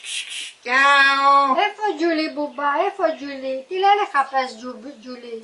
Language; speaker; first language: Hebrew; non-native, learner; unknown